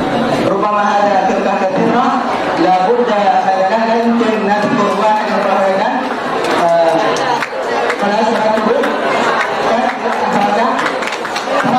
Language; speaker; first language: Arabic; non-native, fluent; Indonesian